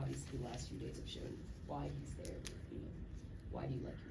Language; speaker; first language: English; native; English